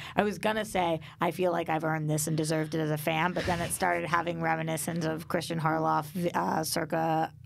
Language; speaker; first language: English; native; English